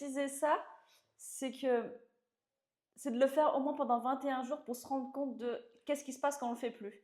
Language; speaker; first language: French; native; French